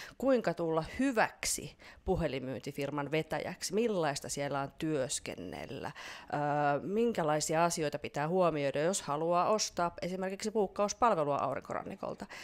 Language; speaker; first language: Finnish; native; Finnish